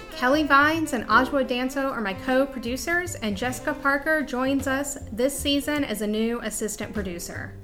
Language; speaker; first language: English; native; English